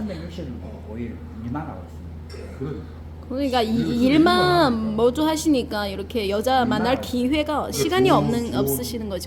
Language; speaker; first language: Korean; non-native, local second language; Chinese